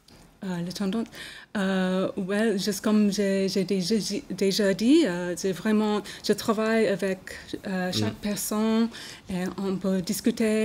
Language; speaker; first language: French; non-native, learner; English